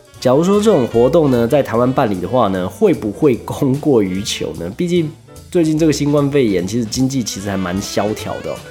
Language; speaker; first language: Chinese; native; Chinese